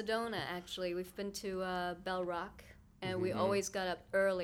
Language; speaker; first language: English; non-native, fluent; German